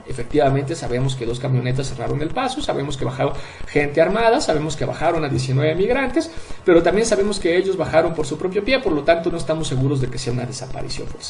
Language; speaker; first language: Spanish; native; Spanish